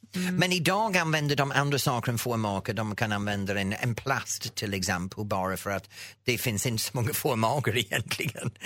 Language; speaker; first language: Swedish; non-native, fluent; English